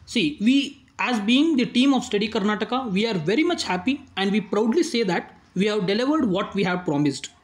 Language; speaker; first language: English; non-native, local second language; Kannada